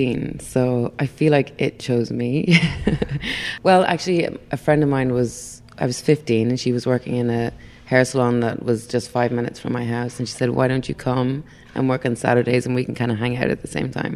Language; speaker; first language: English; native; English